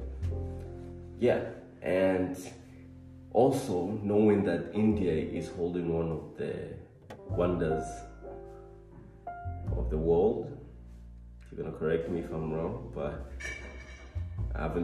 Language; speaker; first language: English; non-native, local second language; Swahili